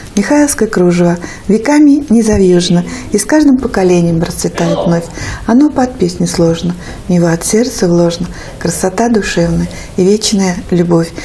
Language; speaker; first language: Russian; native; Russian